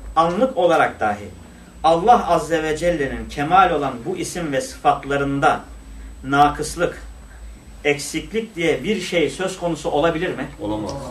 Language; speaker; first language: Turkish; non-native, local second language; Kurdish